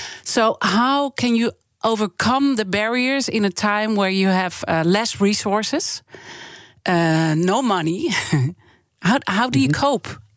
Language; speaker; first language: English; non-native, fluent; Dutch